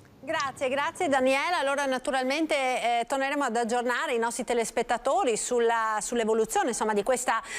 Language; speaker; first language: Italian; native; Italian